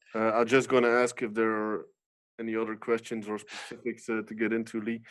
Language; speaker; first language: English; non-native, fluent; Dutch